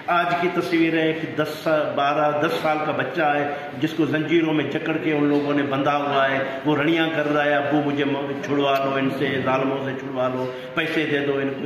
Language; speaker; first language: Urdu; non-native, local second language; Sindhi